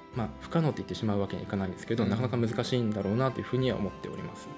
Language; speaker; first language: Japanese; native; Japanese